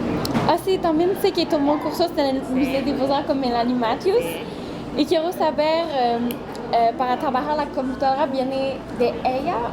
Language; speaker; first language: Spanish; non-native, learner; French